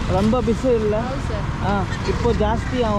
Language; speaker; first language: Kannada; non-native, local second language; Tamil